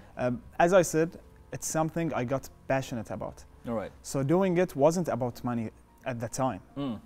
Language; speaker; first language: English; non-native, fluent; Arabic